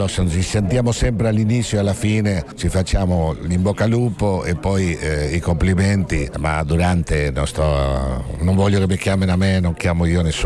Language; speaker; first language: Italian; non-native, fluent; Spanish